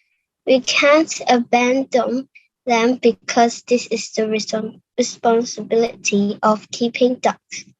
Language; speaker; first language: English; non-native, learner; Cantonese